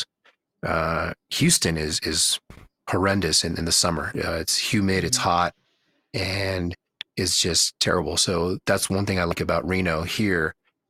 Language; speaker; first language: English; native; English